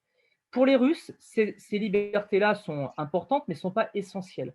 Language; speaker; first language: French; native; French